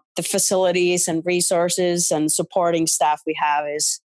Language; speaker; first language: English; non-native, fluent; Finnish